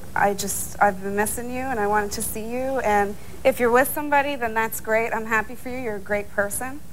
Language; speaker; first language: English; native; English